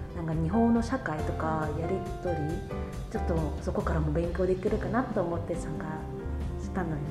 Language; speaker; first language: Japanese; non-native, learner; Vietnamese